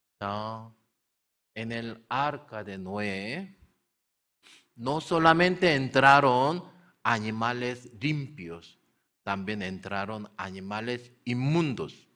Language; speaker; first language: Spanish; non-native, learner; Korean